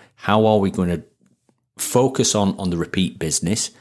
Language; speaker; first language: English; native; English